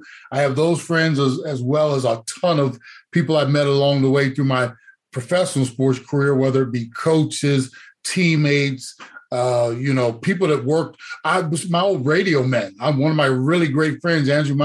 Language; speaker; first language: English; native; English